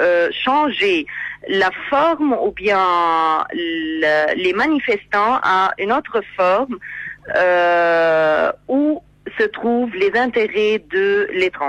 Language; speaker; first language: French; non-native, fluent; Arabic